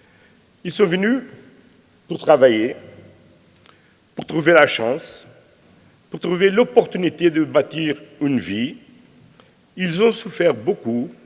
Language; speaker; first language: French; non-native, fluent; Portuguese